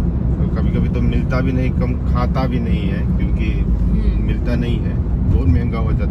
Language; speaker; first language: Hindi; non-native, local second language; Manipuri